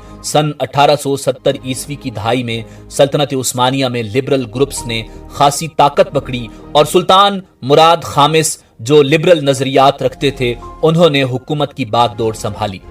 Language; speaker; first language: Urdu; native; Urdu